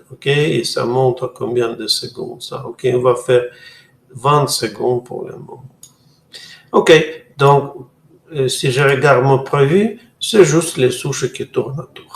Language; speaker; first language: French; non-native, fluent; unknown